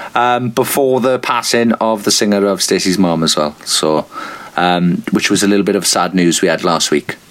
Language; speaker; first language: English; native; English